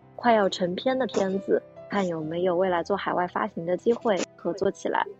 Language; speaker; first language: Chinese; native; Chinese